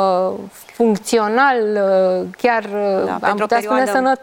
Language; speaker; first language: Romanian; native; Romanian